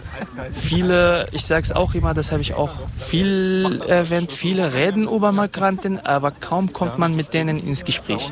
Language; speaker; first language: German; non-native, fluent; Kurdish